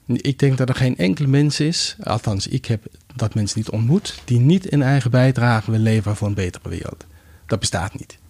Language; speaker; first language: Dutch; non-native, fluent; Danish